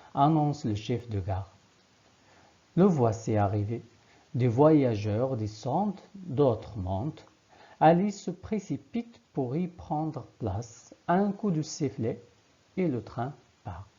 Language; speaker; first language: French; non-native, local second language; Arabic